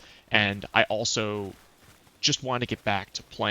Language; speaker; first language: English; native; English